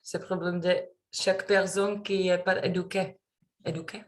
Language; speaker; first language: French; non-native, learner; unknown